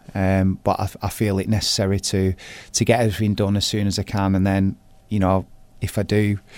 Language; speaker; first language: English; native; English